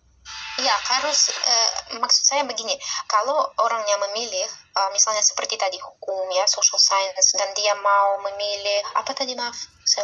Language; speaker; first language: Indonesian; non-native, fluent; Russian